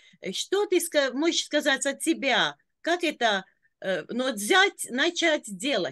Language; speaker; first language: Russian; non-native, local second language; Latvian